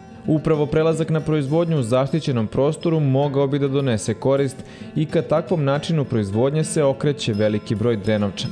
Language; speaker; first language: Serbian; native; Serbian